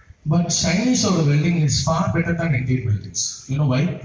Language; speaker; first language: English; non-native, local second language; Tamil